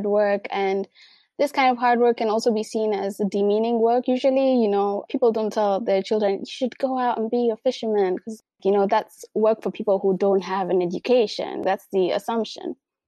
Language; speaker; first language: English; non-native, local second language; Swahili